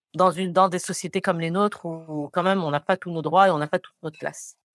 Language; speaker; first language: French; non-native, local second language; Arabic